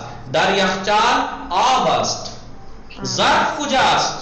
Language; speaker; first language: Persian; non-native, fluent; Urdu